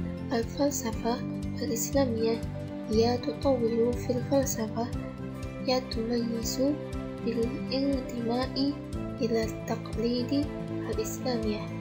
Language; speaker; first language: Arabic; non-native, learner; Indonesian